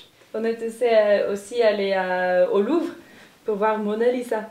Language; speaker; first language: French; non-native, fluent; Norwegian